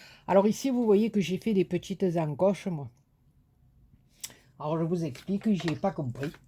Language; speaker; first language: French; native; French